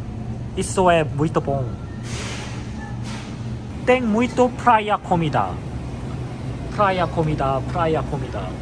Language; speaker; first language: Portuguese; non-native, learner; Korean